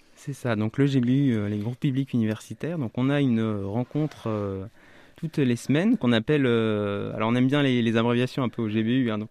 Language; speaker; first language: French; native; French